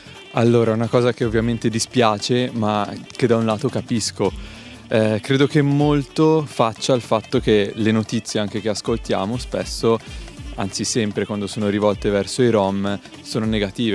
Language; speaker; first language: Italian; native; Italian